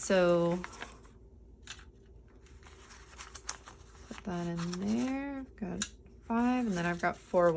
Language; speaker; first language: English; native; English